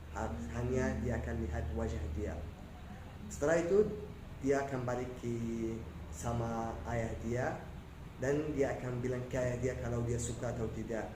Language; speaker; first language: Indonesian; non-native, learner; Arabic